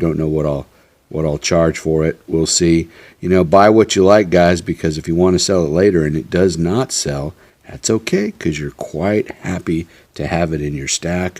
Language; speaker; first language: English; native; English